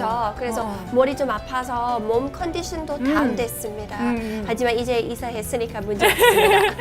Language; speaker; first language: Korean; non-native, fluent; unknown